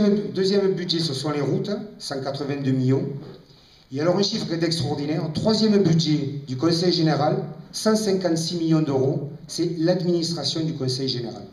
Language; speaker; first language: French; native; French